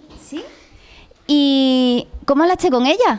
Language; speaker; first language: Spanish; native; Spanish